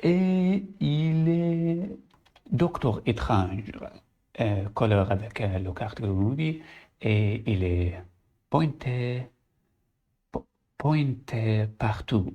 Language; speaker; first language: French; non-native, learner; Arabic